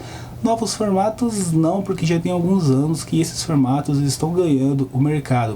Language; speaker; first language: Portuguese; native; Portuguese